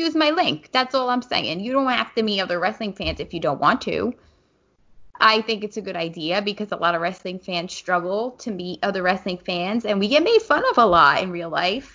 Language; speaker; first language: English; native; English